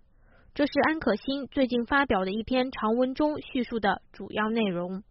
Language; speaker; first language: Chinese; native; Chinese